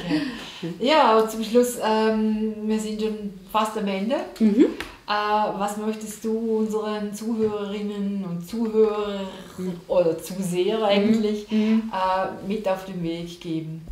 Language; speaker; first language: German; native; German